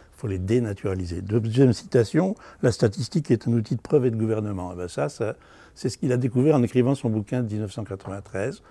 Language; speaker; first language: French; native; French